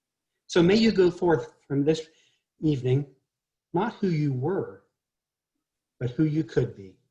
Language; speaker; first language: English; native; English